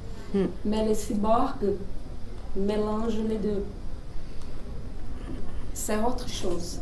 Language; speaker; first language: French; non-native, learner; Portuguese